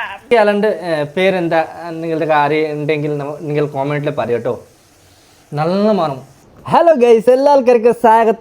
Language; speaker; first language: Malayalam; early bilingual, heritage; Malayalam